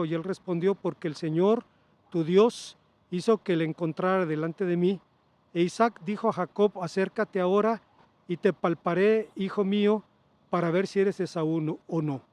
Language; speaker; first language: Spanish; native; Spanish